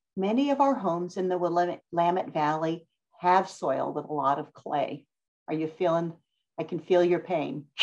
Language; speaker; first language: English; native; English